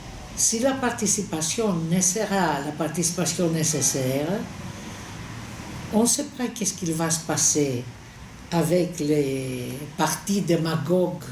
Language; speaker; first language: French; non-native, fluent; Greek